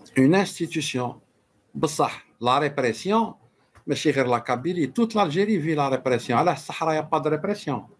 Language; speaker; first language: French; non-native, local second language; Arabic